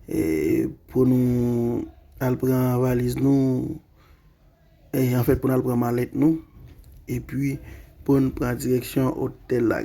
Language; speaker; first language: French; non-native, learner; Haitian Creole